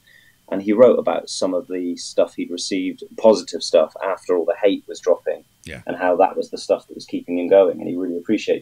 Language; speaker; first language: English; native; English